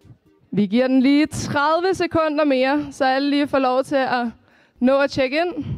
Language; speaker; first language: Danish; native; Danish